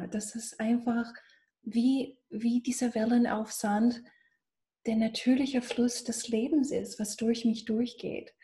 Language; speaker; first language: German; non-native, fluent; English